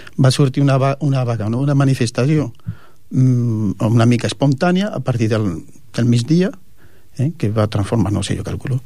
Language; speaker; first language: Catalan; non-native, local second language; Spanish